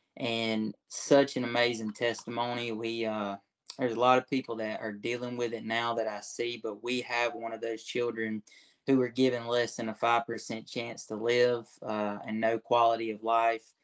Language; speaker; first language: English; native; English